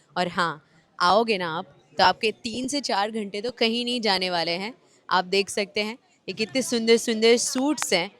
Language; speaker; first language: Hindi; non-native, local second language; Gujarati